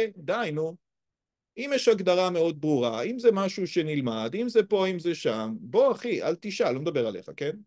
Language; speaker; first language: Hebrew; native; Hebrew